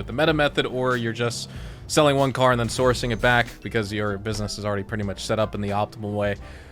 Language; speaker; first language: English; native; English